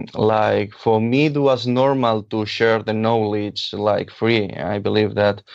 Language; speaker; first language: English; non-native, fluent; Catalan